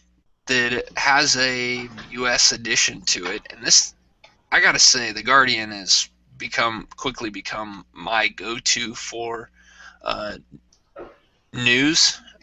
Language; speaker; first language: English; native; English